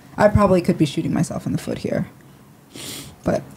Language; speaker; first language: English; native; English